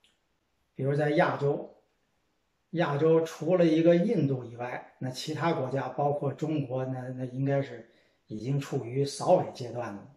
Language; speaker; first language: Chinese; native; Chinese